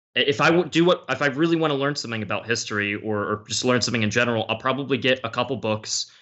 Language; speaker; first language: English; native; English